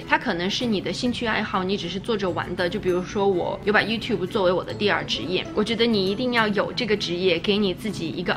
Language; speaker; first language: Chinese; native; Chinese